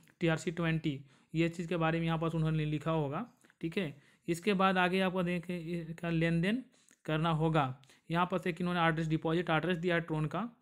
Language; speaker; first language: Hindi; native; Hindi